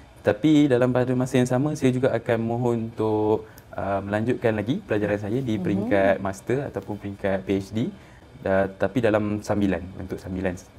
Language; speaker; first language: Malay; native; Malay